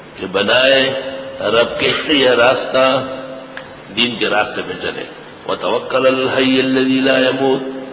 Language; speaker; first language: Urdu; non-native, local second language; Pashto